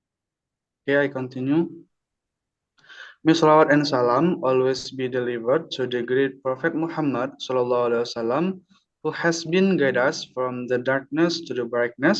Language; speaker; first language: English; non-native, learner; Indonesian